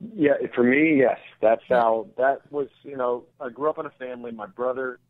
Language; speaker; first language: English; native; English